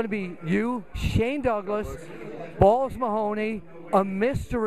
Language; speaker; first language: English; native; English